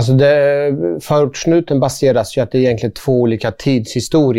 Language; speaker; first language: Swedish; early bilingual, other home language; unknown